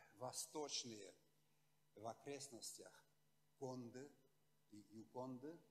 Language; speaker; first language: Russian; non-native, fluent; Hungarian